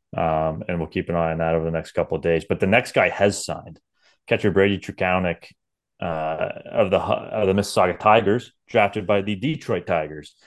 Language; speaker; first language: English; native; English